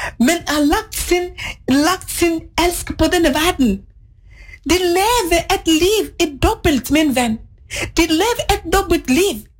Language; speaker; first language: Norwegian; non-native, fluent; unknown